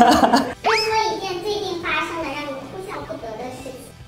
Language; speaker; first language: Chinese; native; Chinese